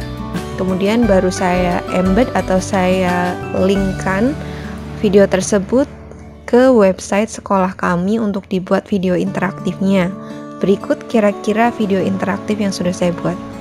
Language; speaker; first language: Indonesian; native; Indonesian